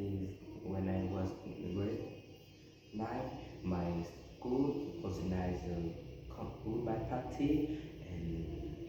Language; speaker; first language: English; non-native, learner; Vietnamese